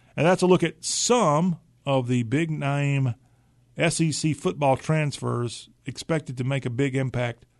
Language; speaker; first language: English; native; English